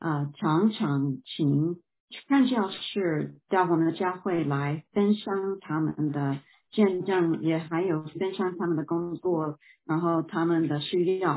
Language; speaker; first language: Chinese; non-native, fluent; English